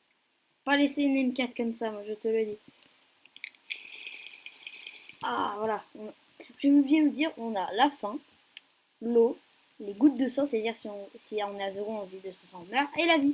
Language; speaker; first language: French; native; French